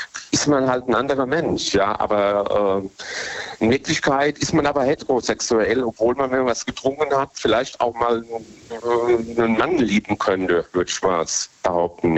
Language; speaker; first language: German; native; German